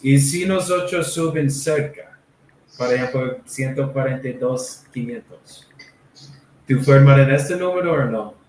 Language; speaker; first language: Spanish; non-native, learner; English